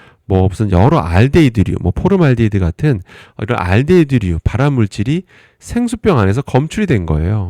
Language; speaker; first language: Korean; native; Korean